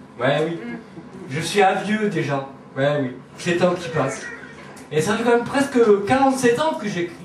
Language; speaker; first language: French; native; French